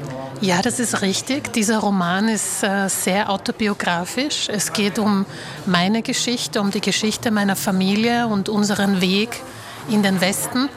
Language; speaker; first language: German; early bilingual, other home language; Slovak